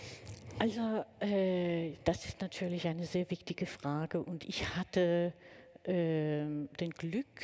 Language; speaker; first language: German; non-native, fluent; Danish